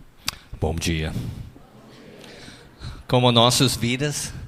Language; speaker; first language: Portuguese; non-native, fluent; English